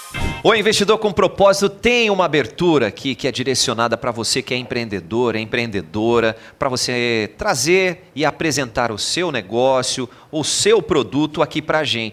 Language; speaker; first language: Portuguese; native; Portuguese